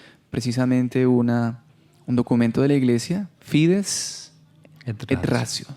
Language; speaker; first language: Spanish; native; Spanish